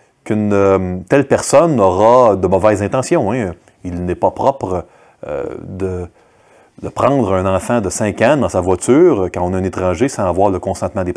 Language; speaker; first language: French; native; French